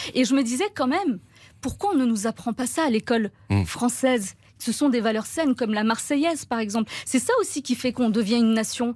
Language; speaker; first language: French; early bilingual, other home language; Turkish